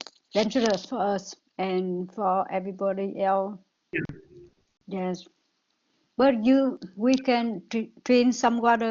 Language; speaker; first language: English; non-native, learner; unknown